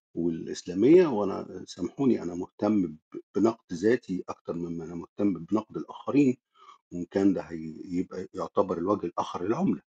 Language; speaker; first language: Arabic; native; Arabic